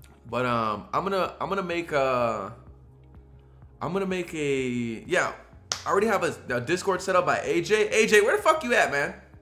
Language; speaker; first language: English; early bilingual, other home language; Spanish